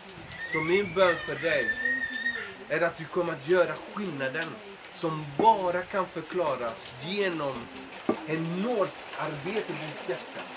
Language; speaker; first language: Swedish; non-native, fluent; Spanish